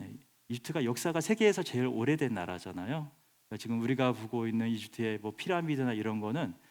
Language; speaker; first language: Korean; native; Korean